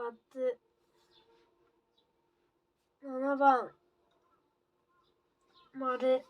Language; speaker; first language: Japanese; native; Japanese